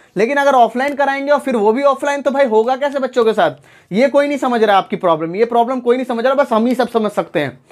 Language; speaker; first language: Hindi; native; Hindi